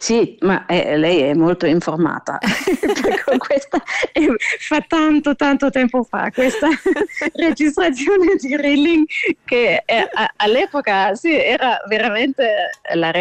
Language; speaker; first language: Italian; non-native, fluent; German